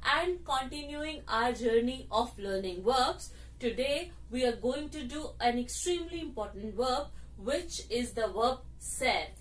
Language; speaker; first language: English; non-native, local second language; Hindi